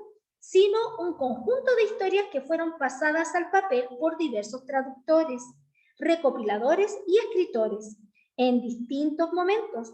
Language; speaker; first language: Spanish; native; Spanish